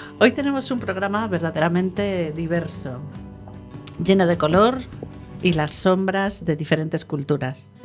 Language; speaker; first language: Spanish; native; Spanish